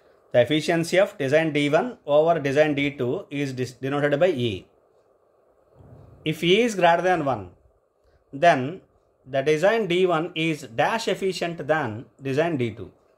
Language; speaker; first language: English; non-native, local second language; Telugu